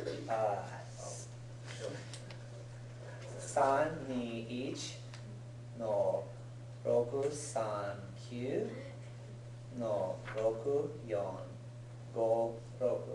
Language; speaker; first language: Japanese; non-native, learner; English